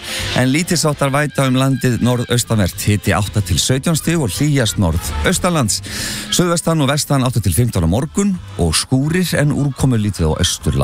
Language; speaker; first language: Icelandic; native; Icelandic